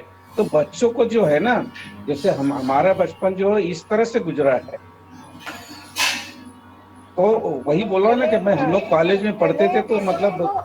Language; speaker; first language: Hindi; native; Hindi